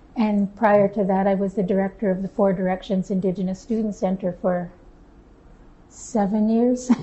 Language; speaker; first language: English; native; English